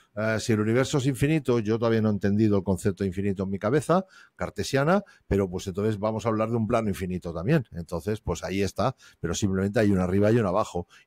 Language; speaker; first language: Spanish; native; Spanish